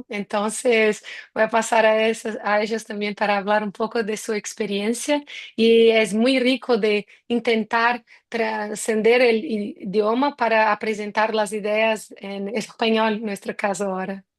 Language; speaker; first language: Spanish; non-native, fluent; Portuguese